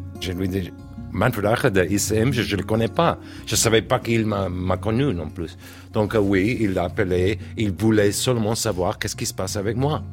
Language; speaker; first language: French; non-native, learner; English